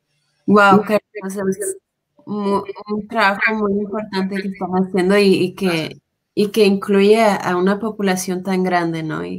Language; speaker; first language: Spanish; non-native, fluent; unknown